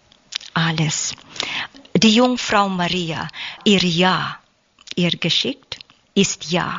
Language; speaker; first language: German; non-native, learner; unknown